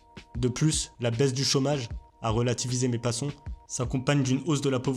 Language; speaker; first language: French; native; French